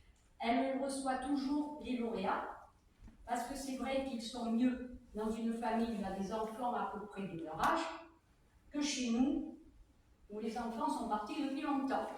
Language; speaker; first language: French; native; French